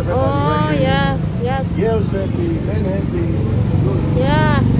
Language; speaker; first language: English; non-native, learner; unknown